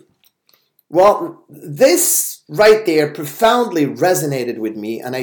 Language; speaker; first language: English; non-native, fluent; Arabic